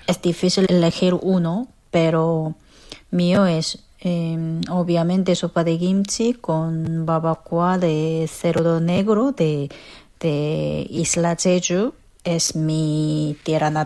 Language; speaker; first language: Spanish; non-native, learner; Korean